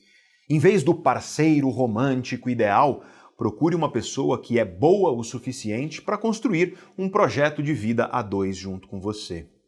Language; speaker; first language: Portuguese; native; Portuguese